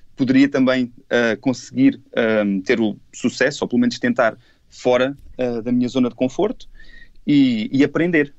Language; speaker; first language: Portuguese; native; Portuguese